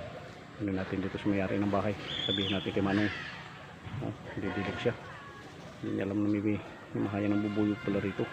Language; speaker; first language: Filipino; native; Filipino